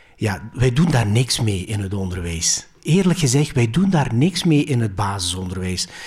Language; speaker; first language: Dutch; early bilingual, other home language; Greek